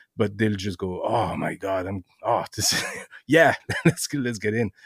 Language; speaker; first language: English; non-native, fluent; French